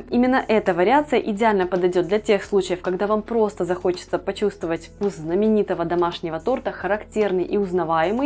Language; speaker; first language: Russian; native; Russian